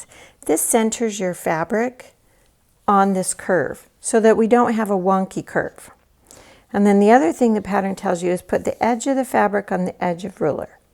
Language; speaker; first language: English; native; English